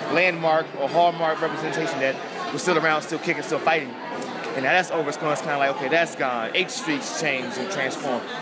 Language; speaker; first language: English; native; English